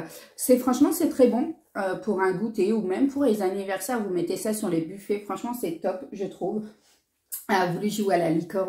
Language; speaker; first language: French; native; French